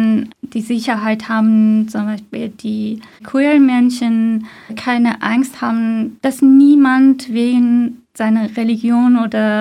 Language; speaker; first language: German; non-native, fluent; Persian